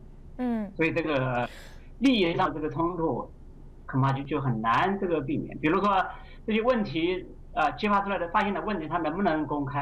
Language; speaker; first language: Chinese; native; Chinese